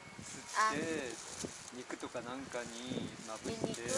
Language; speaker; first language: Japanese; native; Japanese